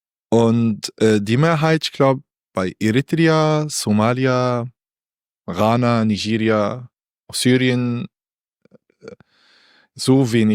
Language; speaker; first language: German; non-native, learner; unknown